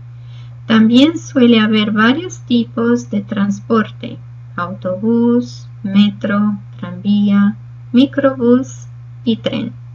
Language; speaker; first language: Spanish; non-native, fluent; Portuguese